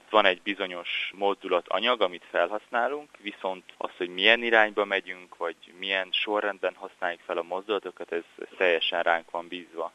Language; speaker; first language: Hungarian; native; Hungarian